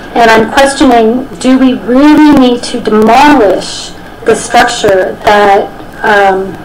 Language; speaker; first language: English; native; English